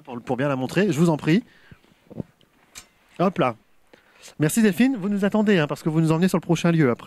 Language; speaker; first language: French; native; French